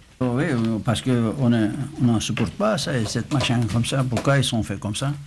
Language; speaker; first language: French; non-native, fluent; Greek